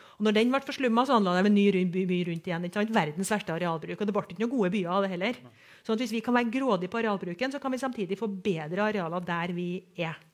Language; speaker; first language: Norwegian; native; Norwegian